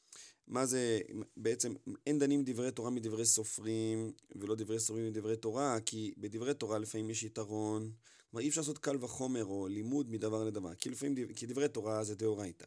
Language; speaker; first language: Hebrew; native; Hebrew